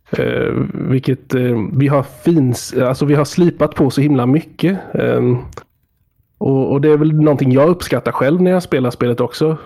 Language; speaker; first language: Swedish; native; Swedish